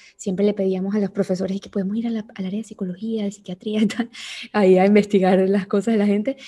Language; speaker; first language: Spanish; native; Spanish